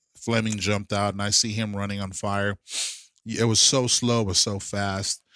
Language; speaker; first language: English; early bilingual, other home language; Spanish